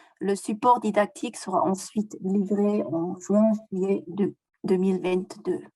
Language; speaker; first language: French; non-native, local second language; German